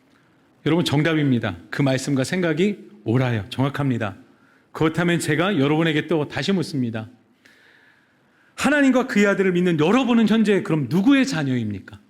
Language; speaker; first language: Korean; native; Korean